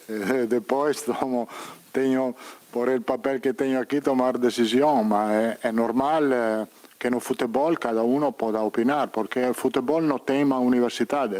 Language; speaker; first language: Portuguese; non-native, fluent; Italian